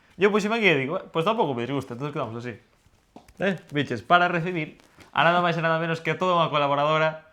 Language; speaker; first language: Galician; non-native, local second language; Spanish